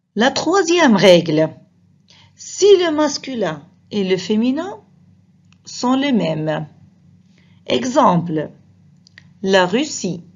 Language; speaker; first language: French; non-native, fluent; Arabic